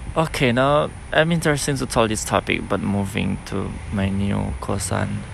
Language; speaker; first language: English; non-native, fluent; Indonesian